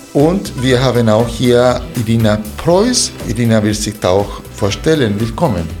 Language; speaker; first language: German; non-native, fluent; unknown